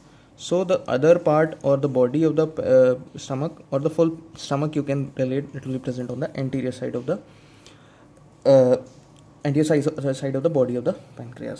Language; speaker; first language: English; non-native, local second language; Hindi